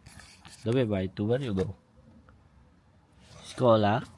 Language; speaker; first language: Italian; non-native, learner; Filipino